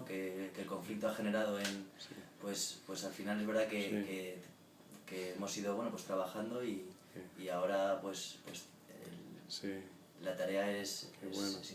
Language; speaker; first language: Spanish; native; Spanish